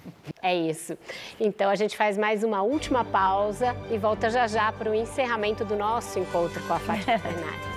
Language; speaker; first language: Portuguese; native; Portuguese